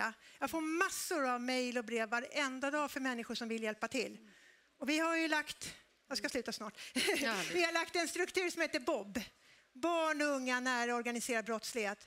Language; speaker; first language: Swedish; native; Swedish